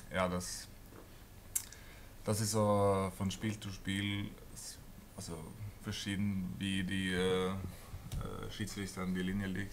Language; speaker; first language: German; non-native, fluent; Norwegian